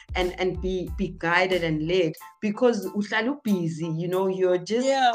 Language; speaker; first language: English; non-native, local second language; Zulu